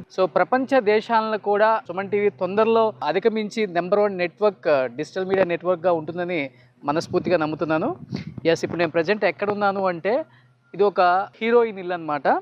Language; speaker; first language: Telugu; native; Telugu